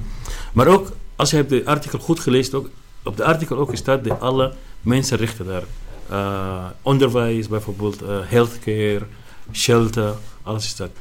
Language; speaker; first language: Dutch; non-native, learner; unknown